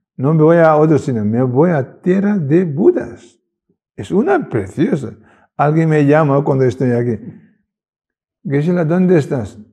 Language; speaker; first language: Spanish; non-native, learner; Tibetan